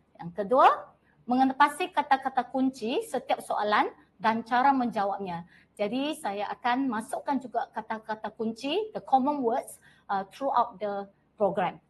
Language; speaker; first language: Malay; non-native, local second language; Chinese